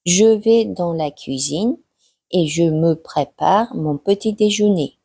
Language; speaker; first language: French; non-native, fluent; Mongolian